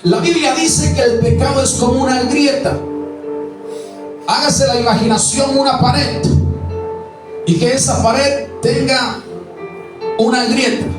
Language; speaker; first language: Spanish; native; Spanish